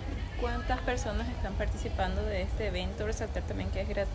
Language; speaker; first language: Spanish; native; Spanish